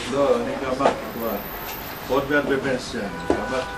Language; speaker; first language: Hebrew; non-native, learner; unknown